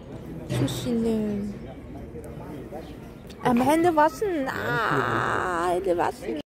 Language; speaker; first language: German; non-native, learner; Thai